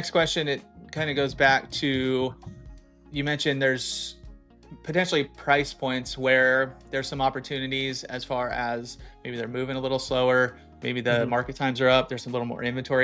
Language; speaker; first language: English; native; English